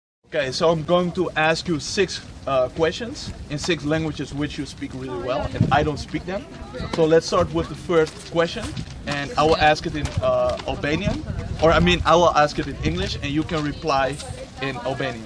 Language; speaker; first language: English; non-native, fluent; Dutch